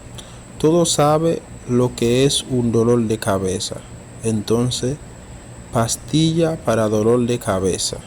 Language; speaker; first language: Spanish; non-native, fluent; Haitian Creole